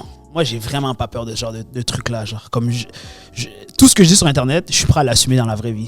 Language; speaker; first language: French; native; French